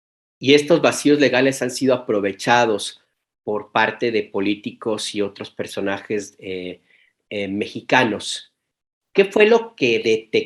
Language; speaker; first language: Spanish; native; Spanish